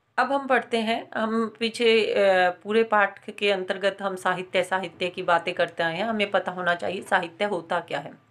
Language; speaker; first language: Hindi; native; Hindi